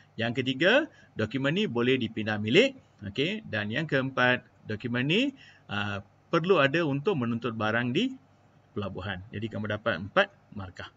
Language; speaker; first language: Malay; non-native, local second language; Malayalam